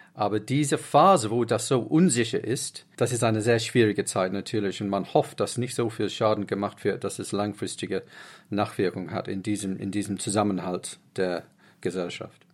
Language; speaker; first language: German; non-native, fluent; English